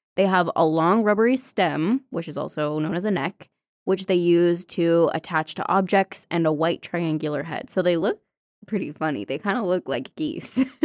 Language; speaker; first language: English; native; English